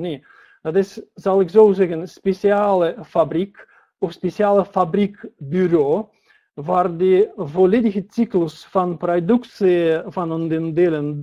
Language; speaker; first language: Dutch; non-native, learner; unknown